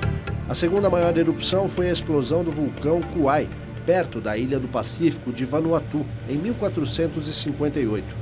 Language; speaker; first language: Portuguese; native; Portuguese